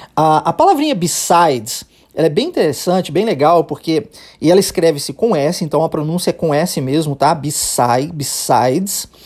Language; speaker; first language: Portuguese; early bilingual, heritage; Portuguese